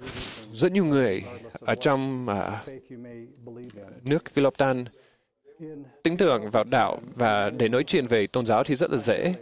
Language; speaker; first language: Vietnamese; non-native, fluent; English